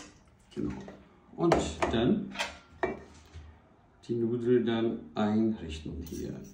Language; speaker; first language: German; non-native, fluent; Portuguese